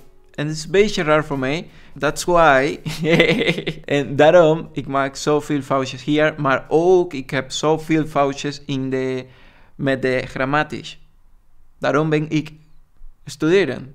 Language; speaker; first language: Dutch; non-native, learner; Spanish